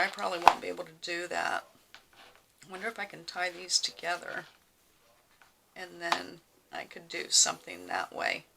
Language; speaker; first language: English; native; English